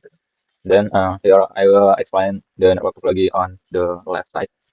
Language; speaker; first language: English; non-native, learner; Indonesian